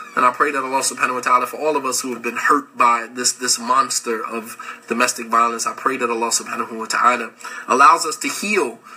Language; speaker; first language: English; native; English